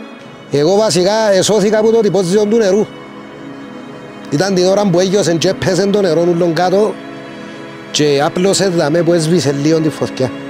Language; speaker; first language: Greek; native; Greek